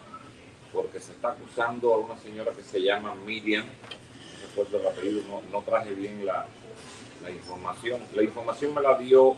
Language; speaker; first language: Spanish; native; Spanish